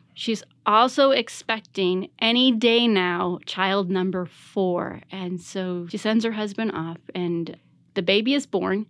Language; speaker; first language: English; native; English